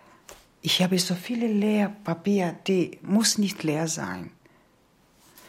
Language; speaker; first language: German; non-native, learner; Georgian